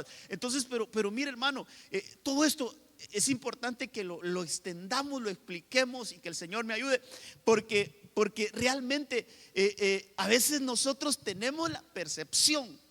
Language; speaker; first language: Spanish; native; Spanish